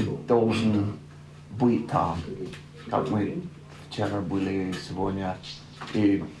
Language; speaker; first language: Russian; non-native, learner; English